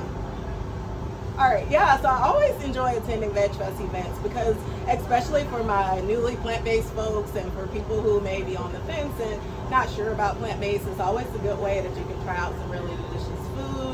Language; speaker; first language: English; native; English